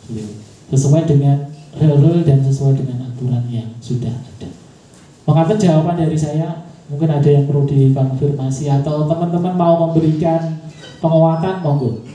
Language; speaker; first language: Indonesian; native; Indonesian